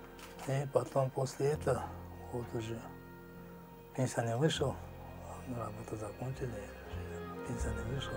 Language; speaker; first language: Russian; non-native, learner; Uzbek